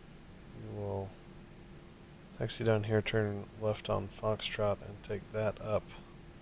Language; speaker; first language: English; native; English